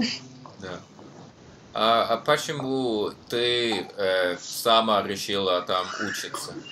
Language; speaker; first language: Russian; non-native, learner; Norwegian